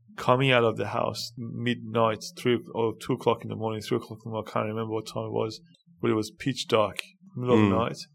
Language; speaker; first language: English; non-native, fluent; Persian